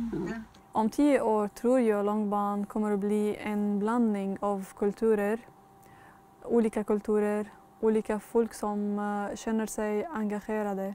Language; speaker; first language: Swedish; non-native, fluent; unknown